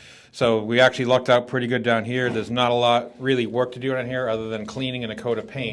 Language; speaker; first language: English; native; English